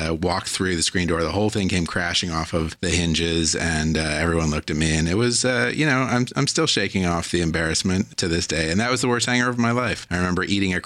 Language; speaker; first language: English; native; English